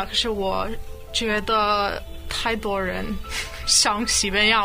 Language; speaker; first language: Chinese; non-native, learner; English